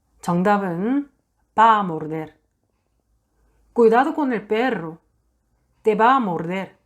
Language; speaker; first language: Spanish; non-native, fluent; Korean